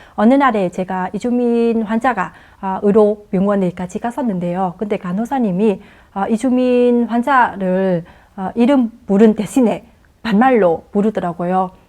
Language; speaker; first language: Korean; non-native, fluent; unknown